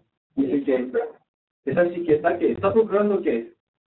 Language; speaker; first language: Spanish; native; Spanish